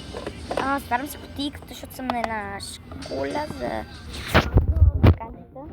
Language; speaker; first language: Bulgarian; early bilingual, heritage; Bulgarian